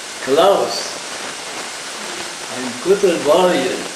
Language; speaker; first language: German; early bilingual, heritage; German